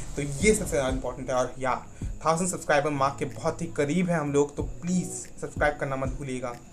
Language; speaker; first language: Hindi; non-native, local second language; Bangla